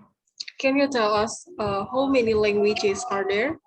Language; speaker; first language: English; non-native, learner; Indonesian